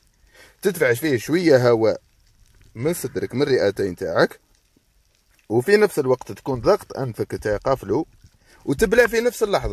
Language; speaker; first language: Arabic; native; Arabic